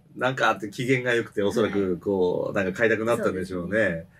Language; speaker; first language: Japanese; native; Japanese